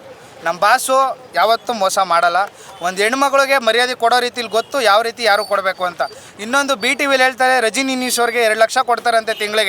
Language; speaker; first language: Kannada; native; Kannada